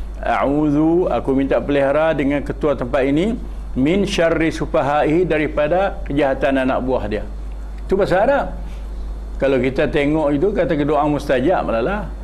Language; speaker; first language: Malay; early bilingual, heritage; Malay